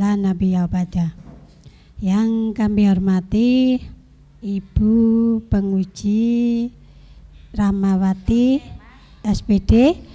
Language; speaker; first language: Indonesian; native; Indonesian